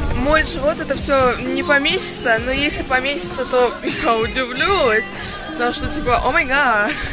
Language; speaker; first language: Russian; non-native, local second language; Azerbaijani